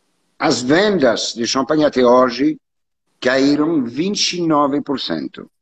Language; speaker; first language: Portuguese; non-native, learner; French